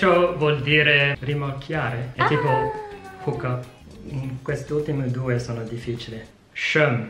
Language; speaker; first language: Italian; non-native, fluent; English